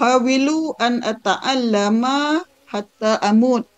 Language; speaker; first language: Arabic; non-native, learner; Malay